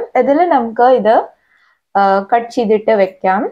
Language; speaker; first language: Malayalam; non-native, learner; Hindi